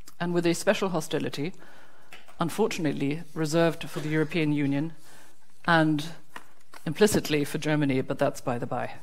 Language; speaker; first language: English; non-native, fluent; German